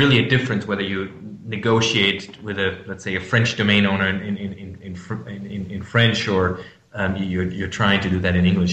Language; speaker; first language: English; non-native, fluent; German